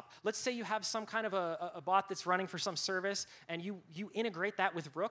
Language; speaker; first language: English; native; English